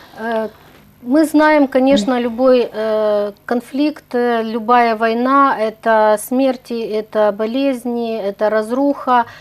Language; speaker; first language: Russian; native; Russian